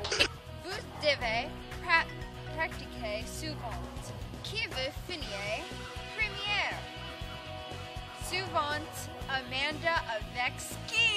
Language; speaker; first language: French; non-native, learner; English